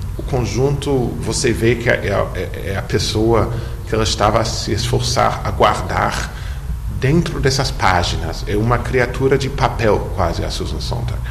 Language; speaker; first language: Portuguese; non-native, fluent; English